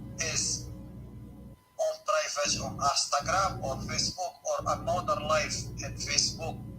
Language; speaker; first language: English; non-native, learner; Arabic